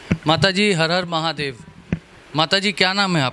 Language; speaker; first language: Hindi; native; Hindi